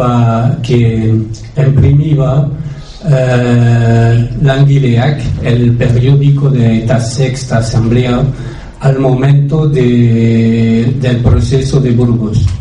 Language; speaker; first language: Spanish; non-native, fluent; French